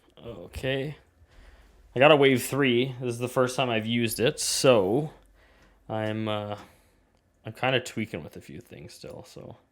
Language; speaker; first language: English; native; English